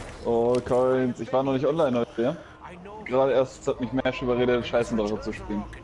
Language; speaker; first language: German; native; German